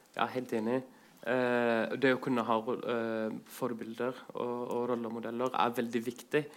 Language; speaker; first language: Norwegian; non-native, fluent; Arabic